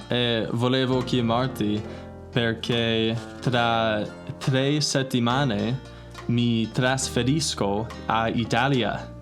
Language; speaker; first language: Italian; non-native, learner; English